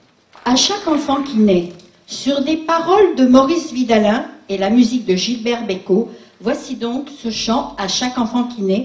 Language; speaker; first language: French; native; French